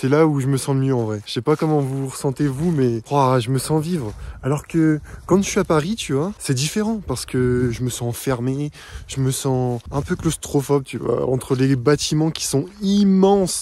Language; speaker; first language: French; native; French